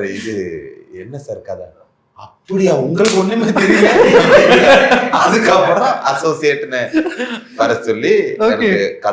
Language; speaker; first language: Tamil; non-native, learner; Malayalam